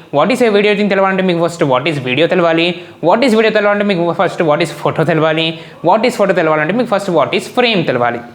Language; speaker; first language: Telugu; non-native, local second language; Urdu